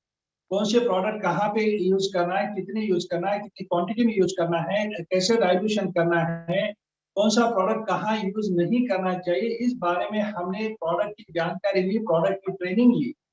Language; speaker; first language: Hindi; native; Hindi